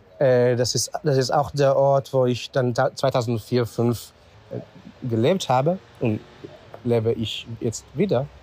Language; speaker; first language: German; non-native, fluent; Hebrew